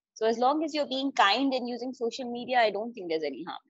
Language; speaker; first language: English; non-native, local second language; Hindi